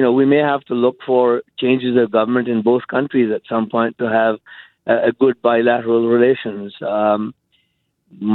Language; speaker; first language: English; non-native, local second language; Punjabi